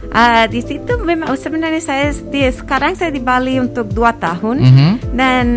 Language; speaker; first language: Indonesian; non-native, fluent; English